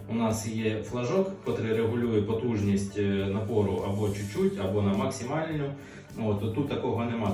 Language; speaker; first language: Ukrainian; native; Ukrainian